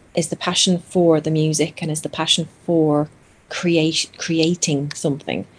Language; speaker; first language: English; non-native, fluent; Greek